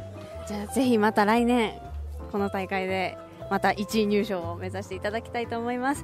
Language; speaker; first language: Japanese; native; Japanese